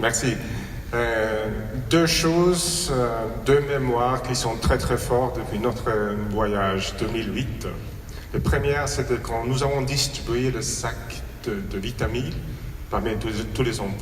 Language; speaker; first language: French; non-native, fluent; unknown